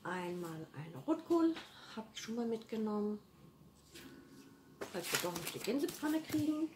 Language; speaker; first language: German; native; German